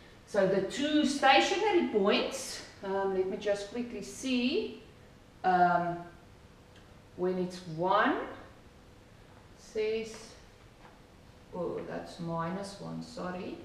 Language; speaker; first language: English; non-native, local second language; Afrikaans